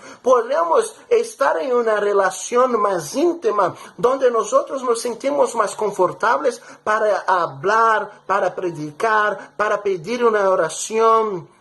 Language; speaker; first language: Spanish; non-native, fluent; Portuguese